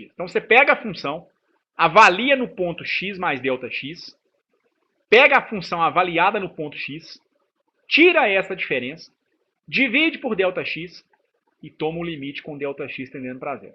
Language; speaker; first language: Portuguese; native; Portuguese